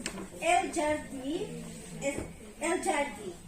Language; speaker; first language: Catalan; non-native, learner; Filipino